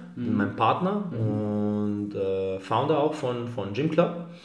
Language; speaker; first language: German; early bilingual, other home language; Serbian